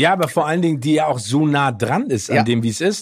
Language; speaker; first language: German; native; German